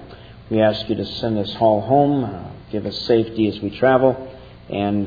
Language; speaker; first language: English; native; English